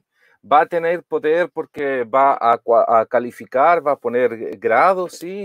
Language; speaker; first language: Portuguese; non-native, learner; Spanish